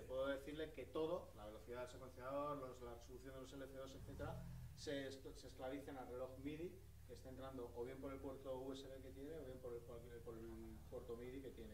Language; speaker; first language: Spanish; native; Spanish